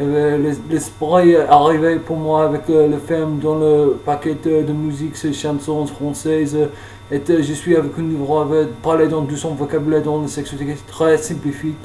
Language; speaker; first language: French; non-native, learner; English